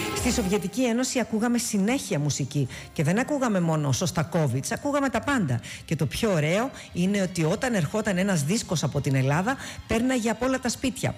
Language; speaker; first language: Greek; early bilingual, other home language; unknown